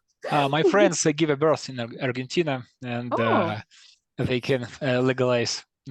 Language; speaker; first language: English; non-native, learner; Russian